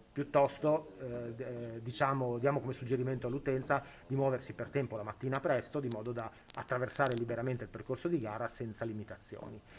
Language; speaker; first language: Italian; native; Italian